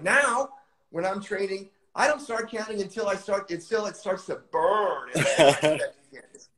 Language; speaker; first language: English; native; English